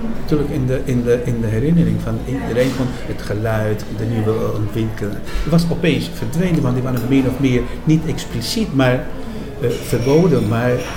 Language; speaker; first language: Dutch; non-native, fluent; Spanish